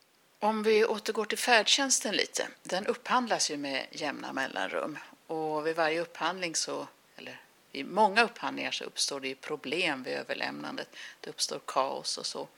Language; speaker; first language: Swedish; native; Swedish